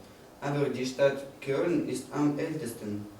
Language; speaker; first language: German; non-native, learner; Russian